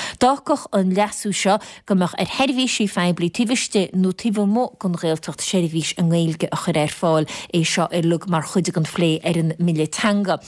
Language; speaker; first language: Irish; native; Irish